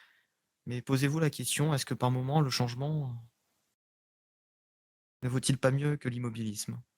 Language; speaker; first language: French; native; French